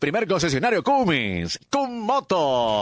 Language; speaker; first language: Spanish; native; Spanish